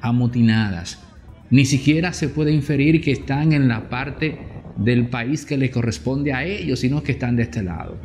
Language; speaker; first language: Spanish; native; Spanish